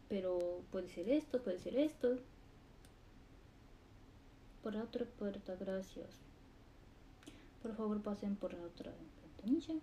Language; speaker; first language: Spanish; non-native, learner; Japanese